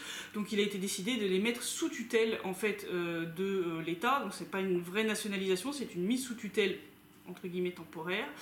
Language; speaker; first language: French; native; French